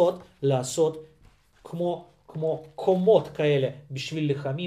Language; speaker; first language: Hebrew; non-native, fluent; Russian